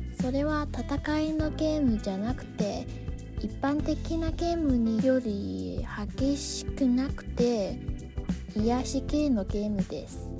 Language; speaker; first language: Japanese; non-native, learner; Chinese